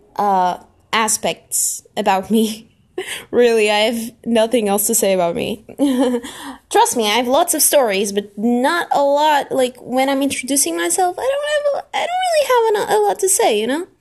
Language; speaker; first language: English; non-native, fluent; Portuguese